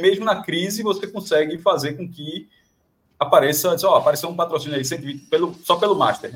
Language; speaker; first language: Portuguese; native; Portuguese